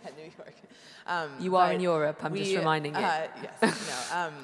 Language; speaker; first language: English; native; English